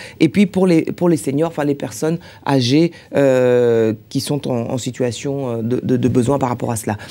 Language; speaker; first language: French; native; French